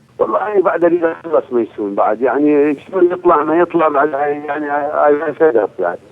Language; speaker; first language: Arabic; native; Arabic